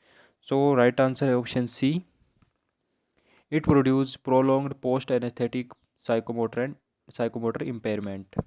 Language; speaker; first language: English; non-native, local second language; Hindi